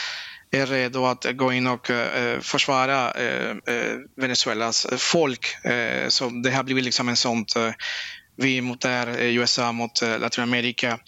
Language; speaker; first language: Swedish; non-native, fluent; Spanish